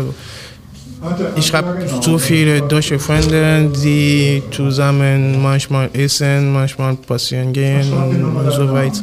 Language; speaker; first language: German; non-native, learner; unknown